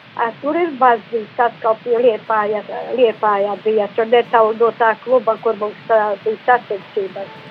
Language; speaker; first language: Latvian; native; Latvian